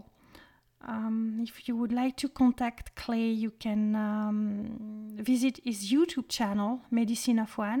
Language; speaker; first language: English; non-native, fluent; French